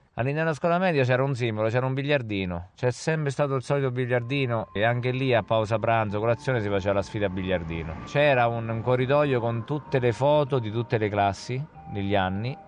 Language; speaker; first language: Italian; native; Italian